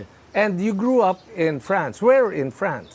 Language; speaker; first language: English; non-native, local second language; Filipino